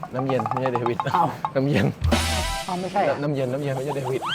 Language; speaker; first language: Thai; non-native, fluent; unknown